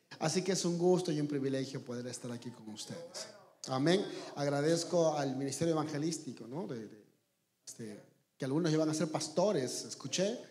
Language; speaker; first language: Spanish; native; Spanish